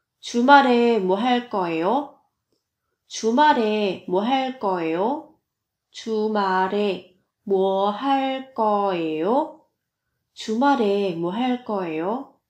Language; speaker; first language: Korean; non-native, fluent; Vietnamese